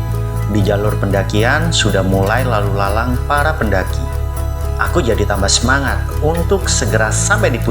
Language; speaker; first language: Indonesian; native; Indonesian